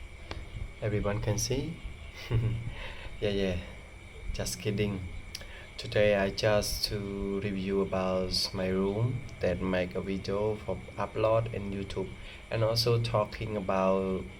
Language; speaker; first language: English; non-native, learner; Khmer